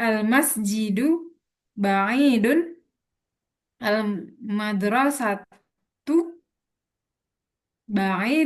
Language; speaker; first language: Arabic; non-native, learner; Indonesian